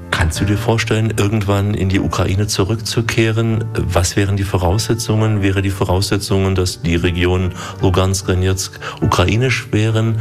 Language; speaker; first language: German; native; German